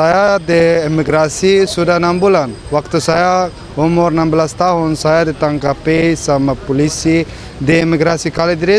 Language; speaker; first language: Indonesian; early bilingual, other home language; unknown